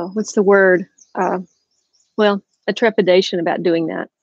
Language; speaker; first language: English; native; English